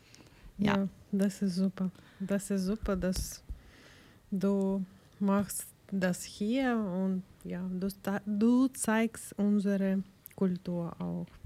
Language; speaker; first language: German; non-native, learner; Ukrainian